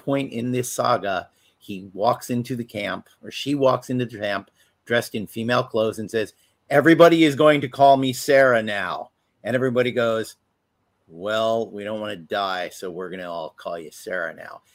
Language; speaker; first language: English; native; English